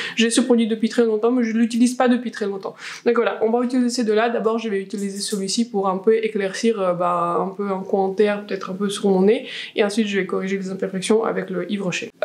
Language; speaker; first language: French; non-native, fluent; Russian